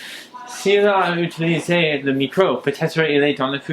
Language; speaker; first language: French; non-native, learner; English